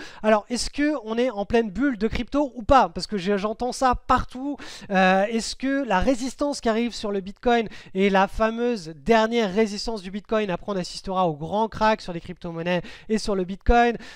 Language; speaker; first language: French; native; French